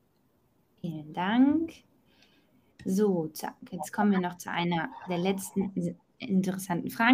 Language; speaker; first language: German; native; German